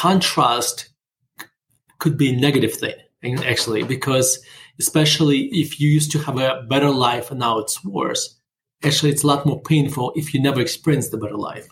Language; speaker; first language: English; non-native, fluent; Russian